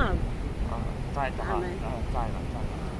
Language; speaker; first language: Chinese; non-native, learner; Javanese